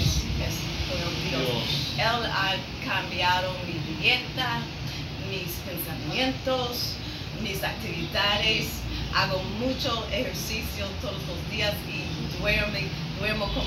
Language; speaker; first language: Spanish; non-native, learner; English